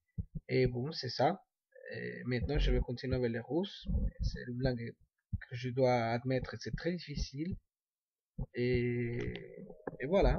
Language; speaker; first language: French; non-native, fluent; Spanish